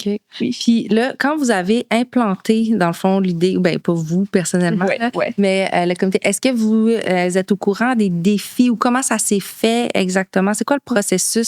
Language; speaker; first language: French; native; French